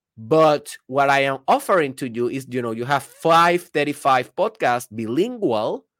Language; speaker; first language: English; non-native, fluent; Spanish